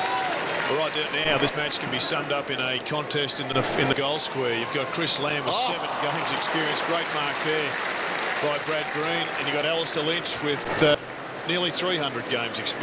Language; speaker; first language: English; native; English